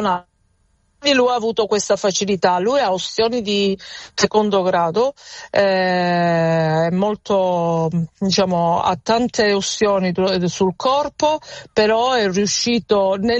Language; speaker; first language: Italian; native; Italian